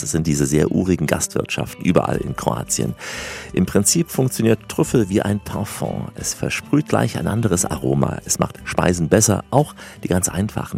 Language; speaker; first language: German; native; German